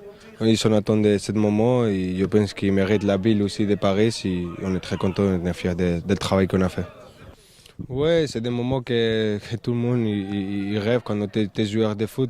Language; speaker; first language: French; non-native, fluent; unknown